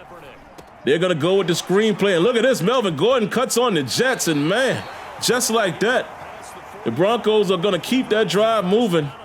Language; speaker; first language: English; native; English